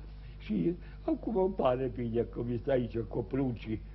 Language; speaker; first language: Romanian; non-native, local second language; Serbian